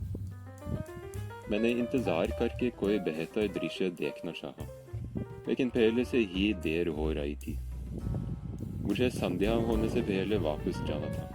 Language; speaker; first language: Hindi; non-native, fluent; Norwegian